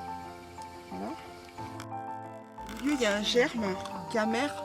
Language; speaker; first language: French; native; French